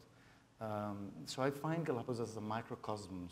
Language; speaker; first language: English; non-native, fluent; Spanish